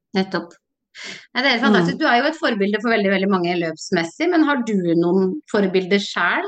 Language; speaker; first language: Norwegian; native; Norwegian